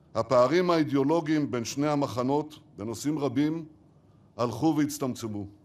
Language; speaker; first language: Hebrew; native; Hebrew